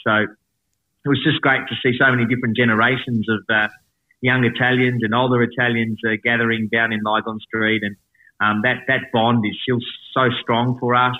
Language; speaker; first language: English; native; English